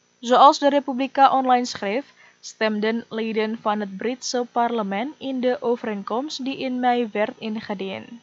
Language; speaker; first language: Dutch; non-native, fluent; Indonesian